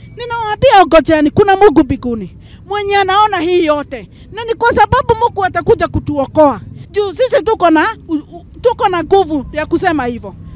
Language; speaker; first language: Swahili; non-native, local second language; Kikuyu